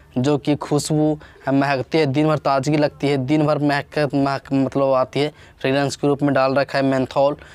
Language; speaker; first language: Hindi; native; Hindi